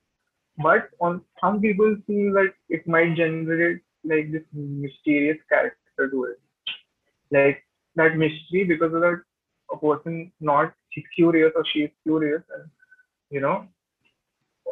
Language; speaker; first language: English; non-native, local second language; Hindi